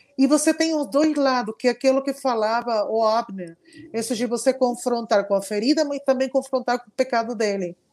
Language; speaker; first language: Portuguese; non-native, fluent; Spanish